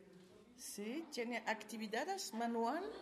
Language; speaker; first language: Spanish; non-native, learner; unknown